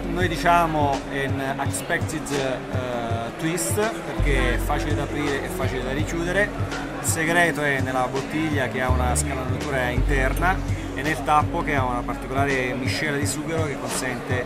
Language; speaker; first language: Italian; native; Italian